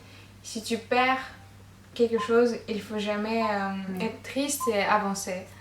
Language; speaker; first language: French; non-native, fluent; Russian